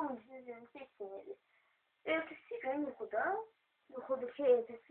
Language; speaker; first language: Turkish; non-native, learner; Azerbaijani